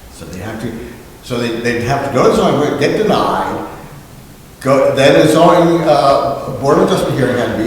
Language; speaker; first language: English; native; English